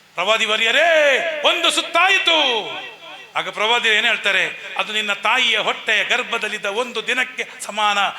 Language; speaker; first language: Kannada; non-native, local second language; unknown